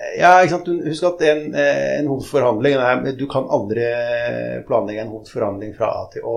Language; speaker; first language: Norwegian; early bilingual, other home language; Arabic